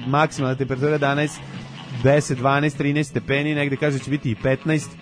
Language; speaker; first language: Serbian; native; Serbian